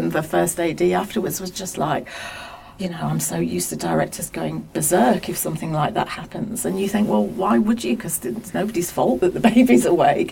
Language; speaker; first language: English; native; English